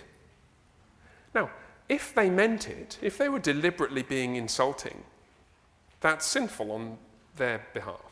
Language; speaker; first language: English; native; English